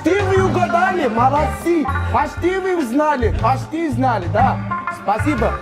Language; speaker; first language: Russian; non-native, local second language; Turkmen